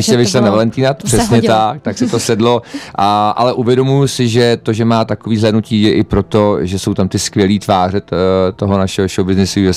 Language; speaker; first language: Czech; native; Czech